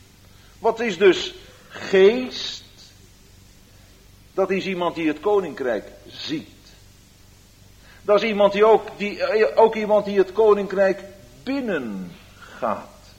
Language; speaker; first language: Dutch; native; Dutch